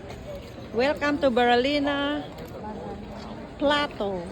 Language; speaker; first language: English; non-native, local second language; Filipino